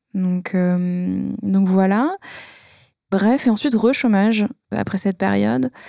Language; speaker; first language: French; native; French